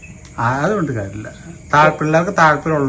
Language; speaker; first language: Malayalam; native; Malayalam